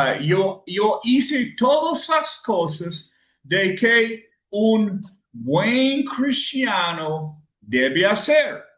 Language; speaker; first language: Spanish; non-native, learner; English